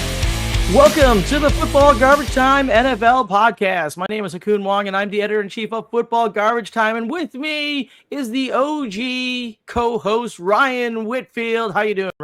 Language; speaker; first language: English; native; English